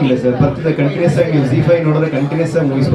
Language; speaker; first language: Kannada; native; Kannada